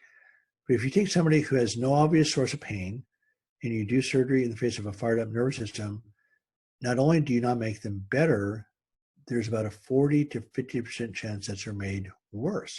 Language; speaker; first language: English; native; English